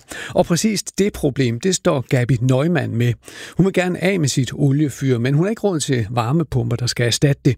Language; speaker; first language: Danish; native; Danish